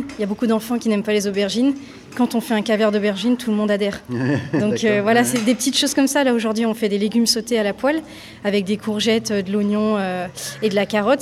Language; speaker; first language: French; native; French